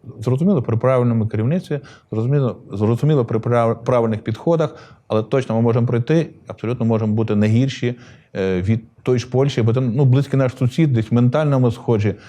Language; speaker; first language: Ukrainian; native; Ukrainian